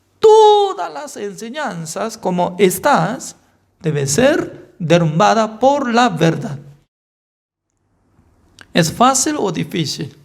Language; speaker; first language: Spanish; non-native, learner; Korean